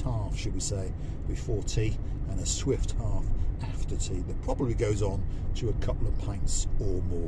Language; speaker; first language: English; native; English